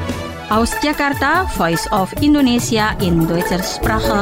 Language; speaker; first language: German; non-native, fluent; Indonesian